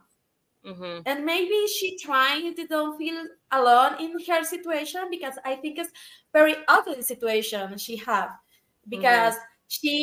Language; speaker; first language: English; non-native, learner; Spanish